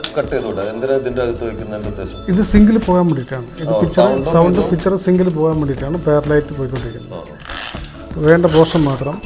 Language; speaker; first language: Malayalam; native; Malayalam